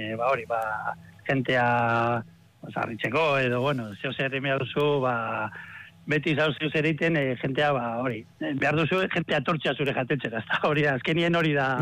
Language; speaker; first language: Basque; native; Basque